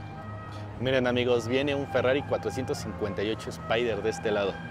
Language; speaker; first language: Spanish; native; Spanish